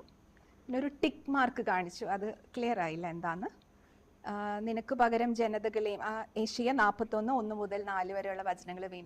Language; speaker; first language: Malayalam; native; Malayalam